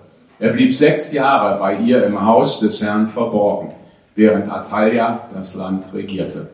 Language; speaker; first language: German; native; German